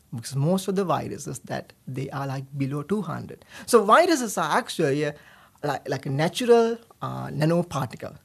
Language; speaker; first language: English; non-native, local second language; Sinhala